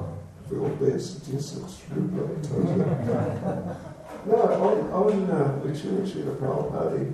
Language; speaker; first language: Russian; non-native, learner; English